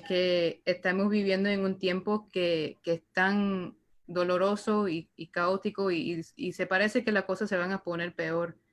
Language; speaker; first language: Spanish; early bilingual, heritage; Spanish